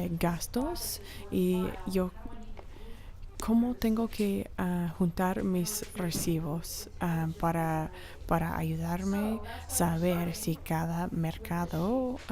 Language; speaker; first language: Spanish; non-native, fluent; English